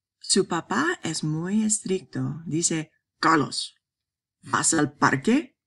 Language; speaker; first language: Spanish; non-native, fluent; English